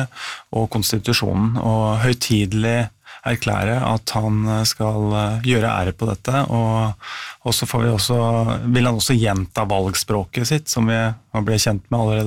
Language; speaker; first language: Norwegian; native; Norwegian